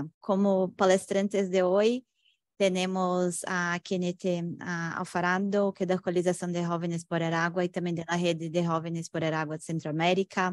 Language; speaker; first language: Spanish; non-native, fluent; Portuguese